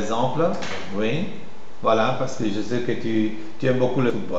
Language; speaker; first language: French; non-native, fluent; Spanish